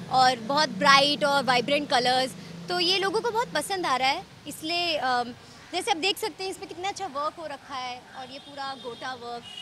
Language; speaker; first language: Hindi; native; Hindi